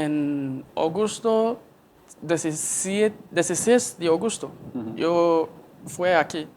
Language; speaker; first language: Spanish; non-native, learner; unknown